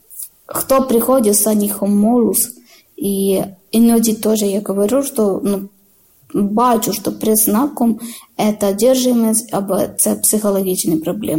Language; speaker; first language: Ukrainian; non-native, learner; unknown